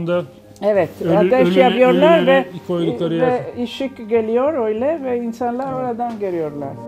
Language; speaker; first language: Turkish; non-native, learner; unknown